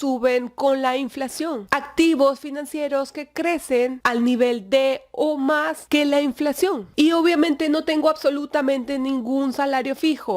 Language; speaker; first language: Spanish; native; Spanish